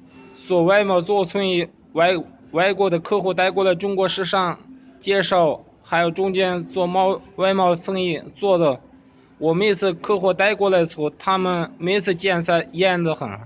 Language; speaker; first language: Chinese; non-native, local second language; Kazakh